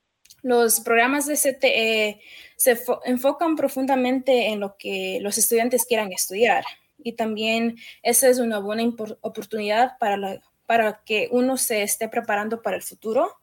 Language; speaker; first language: Spanish; early bilingual, heritage; Spanish